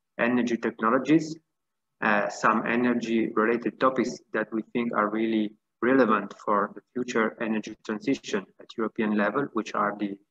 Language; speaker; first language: English; non-native, fluent; Italian